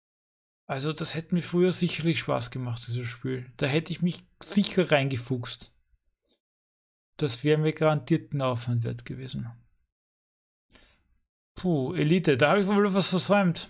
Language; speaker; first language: German; native; German